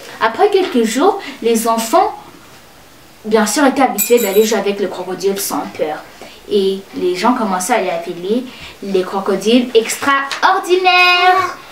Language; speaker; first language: French; non-native, local second language; Kinyarwanda